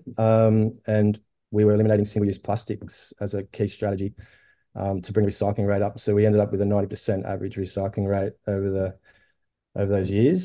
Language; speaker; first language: English; native; English